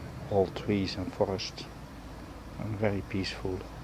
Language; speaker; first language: English; non-native, fluent; Dutch